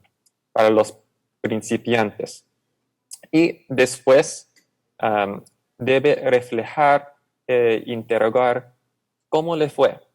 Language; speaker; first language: Spanish; non-native, fluent; English